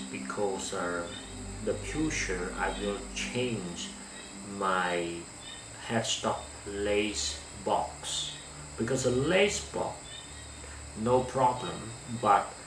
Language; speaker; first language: English; non-native, learner; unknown